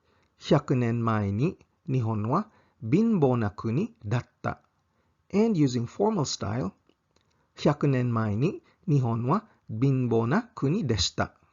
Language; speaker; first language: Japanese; non-native, fluent; English